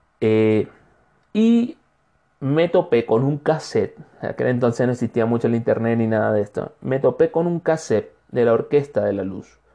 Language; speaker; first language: Spanish; native; Spanish